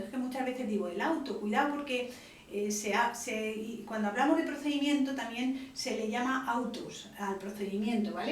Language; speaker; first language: Spanish; native; Spanish